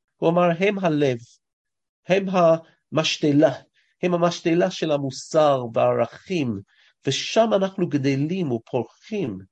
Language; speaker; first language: Hebrew; non-native, fluent; English